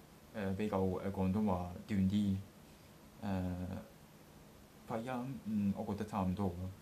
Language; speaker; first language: Cantonese; non-native, learner; Japanese